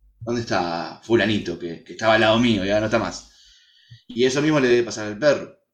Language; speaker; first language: Spanish; native; Spanish